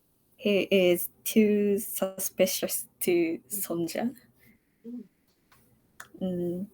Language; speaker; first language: English; non-native, learner; Japanese